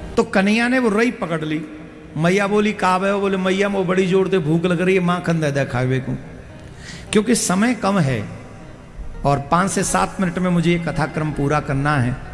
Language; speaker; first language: Hindi; native; Hindi